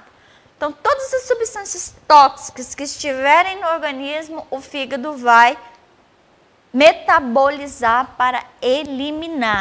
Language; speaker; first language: Portuguese; native; Portuguese